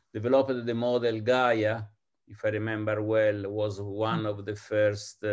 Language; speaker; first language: English; non-native, fluent; Italian